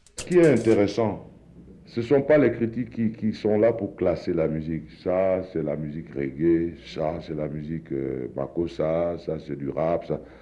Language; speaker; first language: French; non-native, local second language; Duala